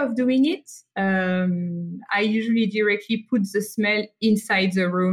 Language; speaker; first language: English; non-native, fluent; French